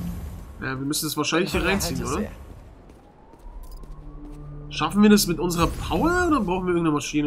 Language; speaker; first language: German; native; German